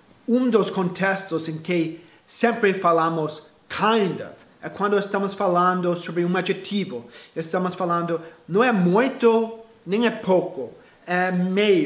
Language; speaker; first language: Portuguese; non-native, fluent; English